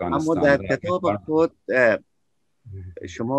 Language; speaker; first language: Persian; native; Persian